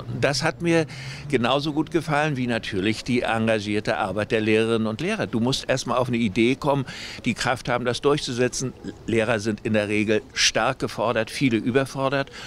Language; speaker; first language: German; native; German